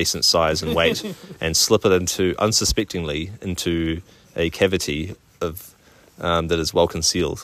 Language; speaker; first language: English; native; English